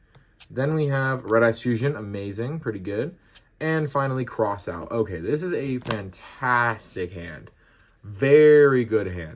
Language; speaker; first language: English; native; English